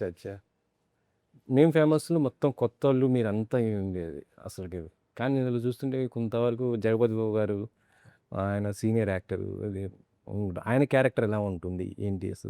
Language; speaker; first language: Telugu; native; Telugu